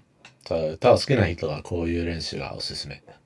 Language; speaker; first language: Japanese; non-native, fluent; English